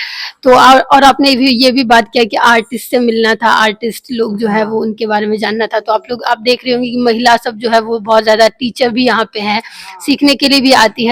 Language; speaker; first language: Hindi; native; Hindi